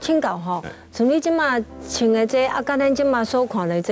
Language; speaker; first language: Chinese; native; Chinese